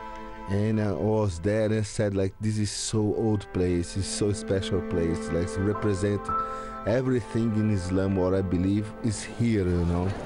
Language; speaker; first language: English; non-native, learner; Portuguese